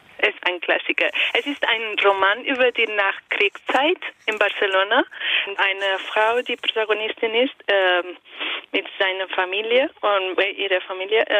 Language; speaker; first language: German; non-native, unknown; Italian